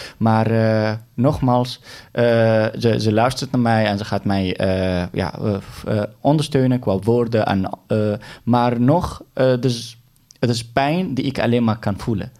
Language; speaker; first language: Dutch; non-native, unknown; Arabic